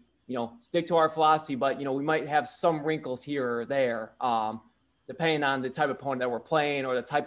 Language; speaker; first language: English; native; English